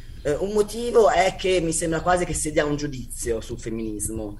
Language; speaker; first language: Italian; native; Italian